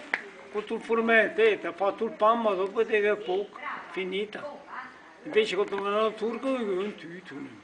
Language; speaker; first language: Italian; non-native, local second language; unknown